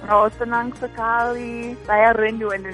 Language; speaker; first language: Indonesian; non-native, fluent; English